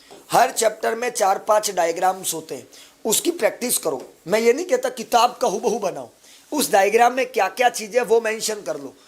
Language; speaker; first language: Hindi; native; Hindi